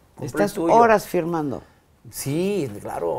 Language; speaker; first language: Spanish; native; Spanish